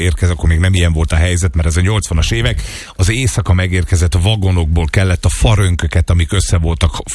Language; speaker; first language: Hungarian; native; Hungarian